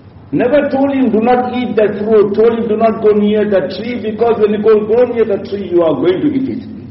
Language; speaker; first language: English; native; English